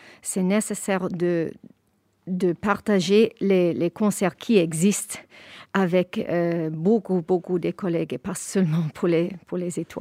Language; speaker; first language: French; non-native, fluent; English